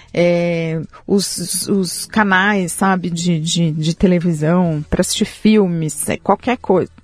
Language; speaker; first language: Portuguese; early bilingual, other home language; Spanish